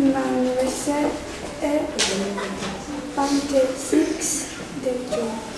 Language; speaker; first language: French; non-native, learner; Catalan